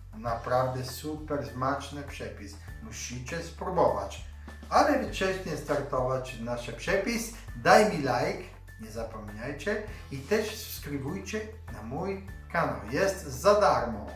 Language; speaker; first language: Polish; non-native, learner; Italian